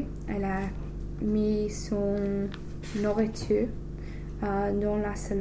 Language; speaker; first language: French; non-native, learner; English